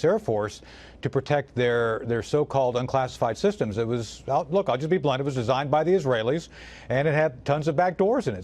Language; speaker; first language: English; native; English